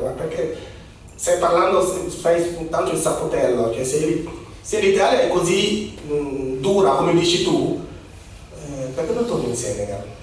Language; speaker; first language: Italian; non-native, fluent; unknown